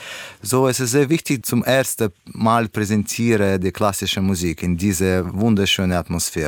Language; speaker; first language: German; non-native, learner; Russian